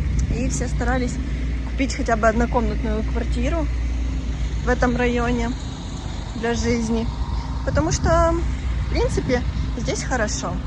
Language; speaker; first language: Russian; native; Russian